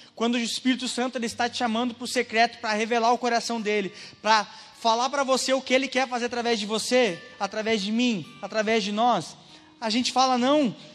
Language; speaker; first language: Portuguese; native; Portuguese